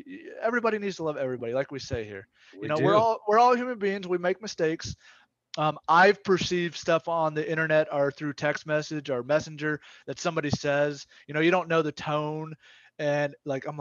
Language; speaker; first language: English; native; English